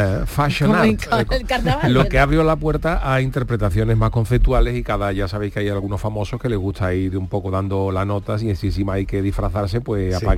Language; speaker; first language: Spanish; native; Spanish